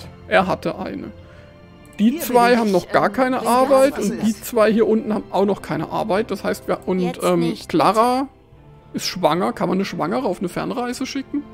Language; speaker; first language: German; native; German